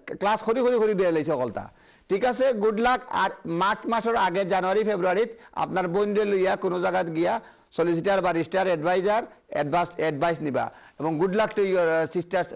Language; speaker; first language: Bangla; native; Bangla